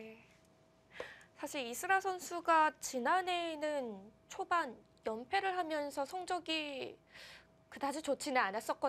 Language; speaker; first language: Korean; native; Korean